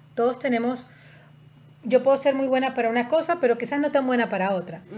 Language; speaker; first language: Spanish; native; Spanish